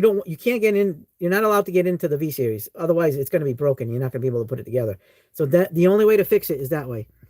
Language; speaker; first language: English; native; English